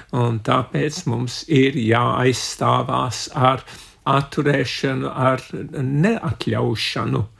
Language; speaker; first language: Latvian; early bilingual, heritage; Latvian